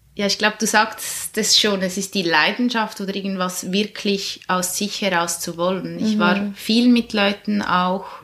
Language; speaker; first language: German; native; German